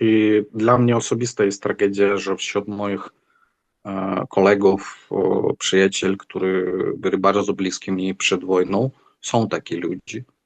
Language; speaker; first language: Polish; non-native, fluent; Ukrainian